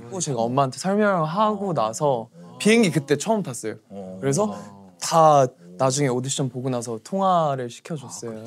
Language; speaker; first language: Korean; early bilingual, other home language; English